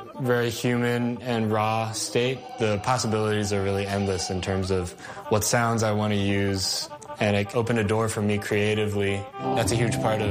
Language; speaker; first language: English; non-native, local second language; Cantonese